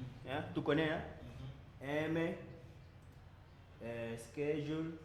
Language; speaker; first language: French; non-native, learner; Portuguese